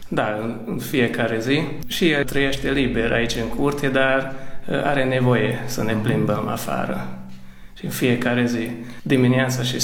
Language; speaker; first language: Romanian; early bilingual, heritage; Romanian